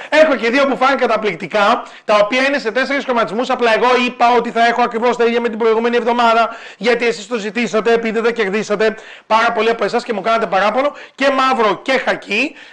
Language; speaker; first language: Greek; native; Greek